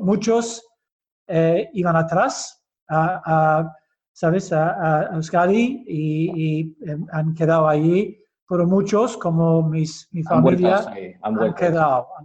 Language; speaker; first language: Spanish; early bilingual, heritage; Basque